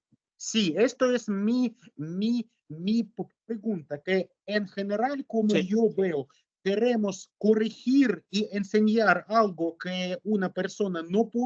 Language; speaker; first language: Spanish; non-native, learner; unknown